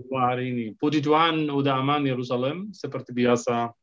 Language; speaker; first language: Indonesian; non-native, fluent; Arabic